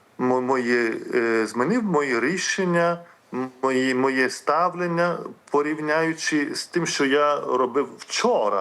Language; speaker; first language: Ukrainian; non-native, fluent; Lithuanian